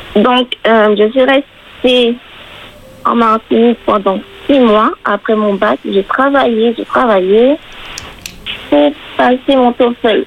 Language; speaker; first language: French; native; French